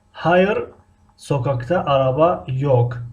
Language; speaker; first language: Turkish; non-native, fluent; Tajik